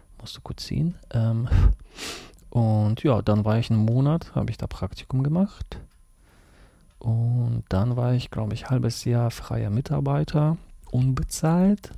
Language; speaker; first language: German; early bilingual, other home language; Russian